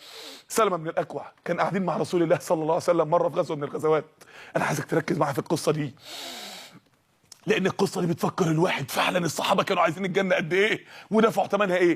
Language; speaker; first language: Arabic; native; Arabic